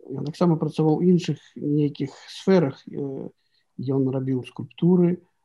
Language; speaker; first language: Belarusian; native; Belarusian